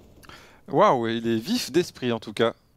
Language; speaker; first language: French; native; French